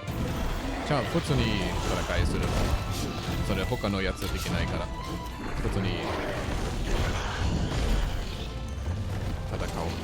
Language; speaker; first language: Japanese; non-native, learner; German